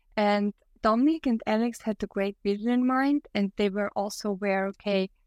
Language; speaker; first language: English; non-native, fluent; German